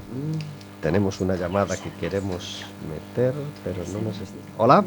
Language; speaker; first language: Spanish; native; Spanish